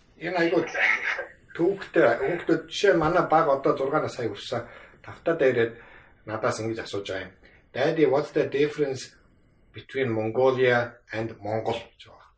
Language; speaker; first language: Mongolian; native; Mongolian